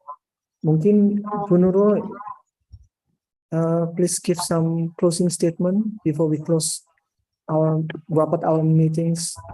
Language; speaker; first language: English; non-native, learner; Indonesian